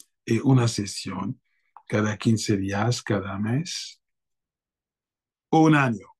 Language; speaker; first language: Spanish; non-native, fluent; French